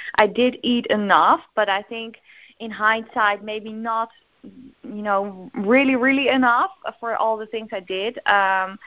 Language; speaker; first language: English; non-native, fluent; Dutch